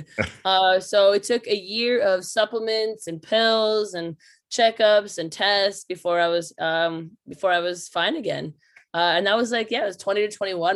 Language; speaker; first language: English; native; English